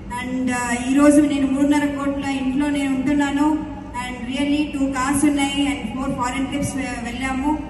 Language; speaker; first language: Telugu; native; Telugu